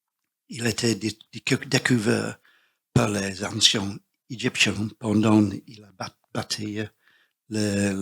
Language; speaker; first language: French; non-native, learner; English